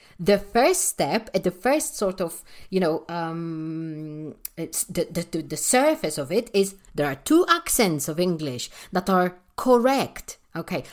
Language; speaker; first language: English; non-native, fluent; Polish